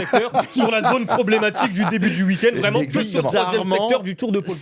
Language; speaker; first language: French; native; French